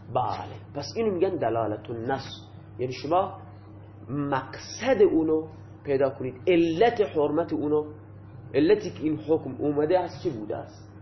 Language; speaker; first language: Persian; non-native, local second language; Baluchi